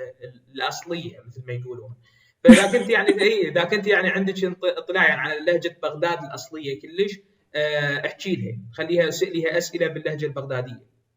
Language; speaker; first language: Arabic; native; Arabic